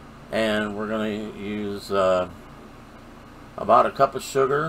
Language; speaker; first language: English; native; English